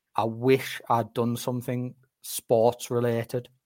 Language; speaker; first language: English; native; English